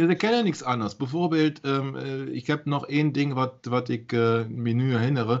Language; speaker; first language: Dutch; non-native, learner; German